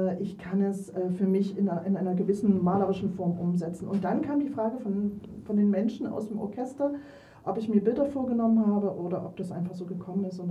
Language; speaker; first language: German; native; German